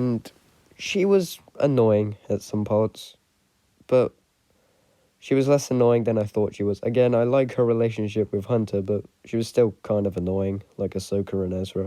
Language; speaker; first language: English; native; English